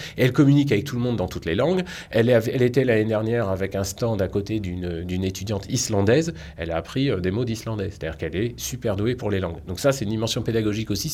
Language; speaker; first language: French; native; French